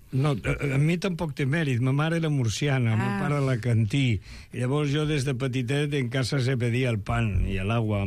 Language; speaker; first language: Catalan; non-native, local second language; Spanish